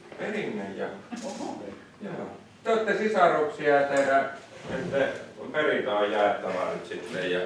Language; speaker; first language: Finnish; native; Finnish